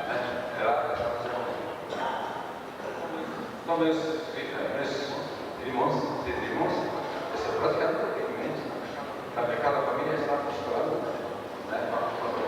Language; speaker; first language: Portuguese; non-native, learner; Japanese